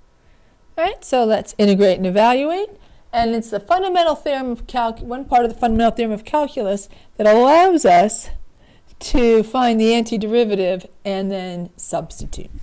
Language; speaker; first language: English; native; English